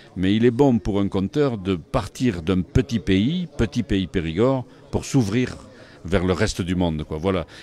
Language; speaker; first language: French; native; French